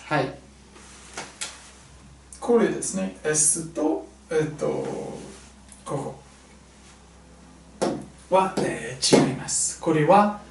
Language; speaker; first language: Japanese; non-native, fluent; French